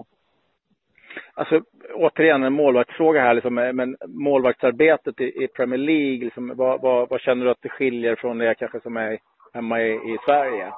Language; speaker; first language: Swedish; native; Swedish